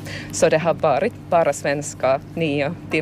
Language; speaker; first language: Swedish; non-native, learner; Finnish